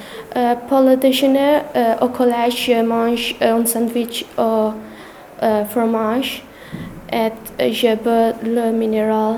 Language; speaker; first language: French; non-native, learner; English